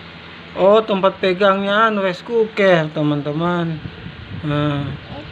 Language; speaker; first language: Malay; native; Malay